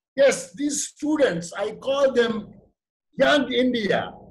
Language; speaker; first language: English; non-native, local second language; Kashmiri